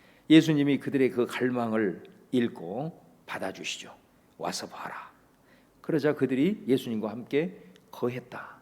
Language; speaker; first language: Korean; native; Korean